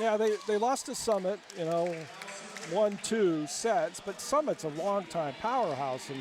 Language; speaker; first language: English; native; English